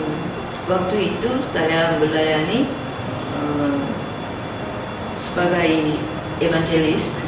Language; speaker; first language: Indonesian; non-native, learner; Korean